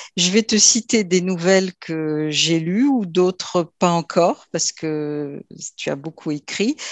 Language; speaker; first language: French; native; French